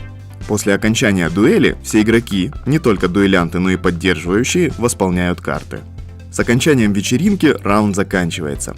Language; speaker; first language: Russian; native; Russian